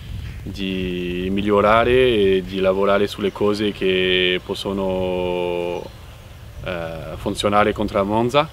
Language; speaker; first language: Italian; non-native, fluent; French